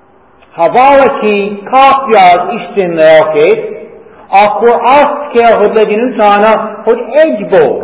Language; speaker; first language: Hungarian; non-native, fluent; English